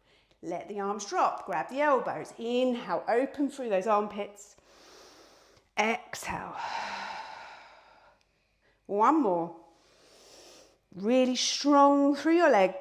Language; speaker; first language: English; native; English